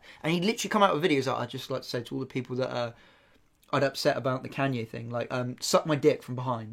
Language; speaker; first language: English; native; English